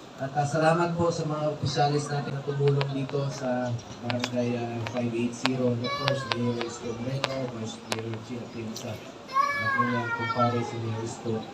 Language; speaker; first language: Filipino; non-native, local second language; Cebuano